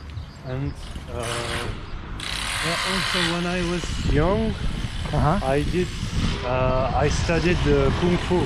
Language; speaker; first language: English; non-native, fluent; French